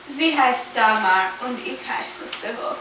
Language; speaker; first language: German; non-native, learner; English